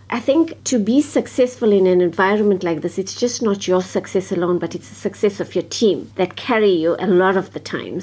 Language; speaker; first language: English; native; English